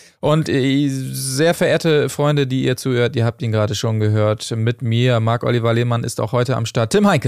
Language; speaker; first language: German; native; German